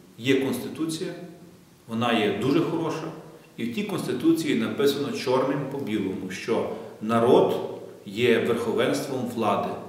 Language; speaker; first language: Ukrainian; native; Ukrainian